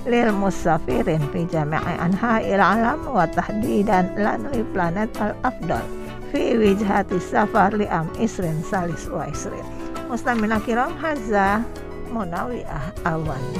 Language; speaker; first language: Arabic; non-native, fluent; Indonesian